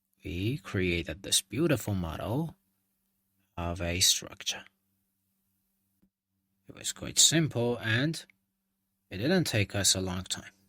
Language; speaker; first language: English; non-native, fluent; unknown